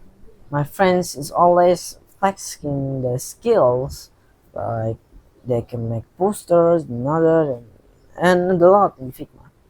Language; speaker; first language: English; non-native, learner; Indonesian